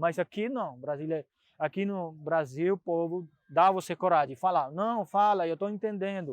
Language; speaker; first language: Portuguese; non-native, fluent; Punjabi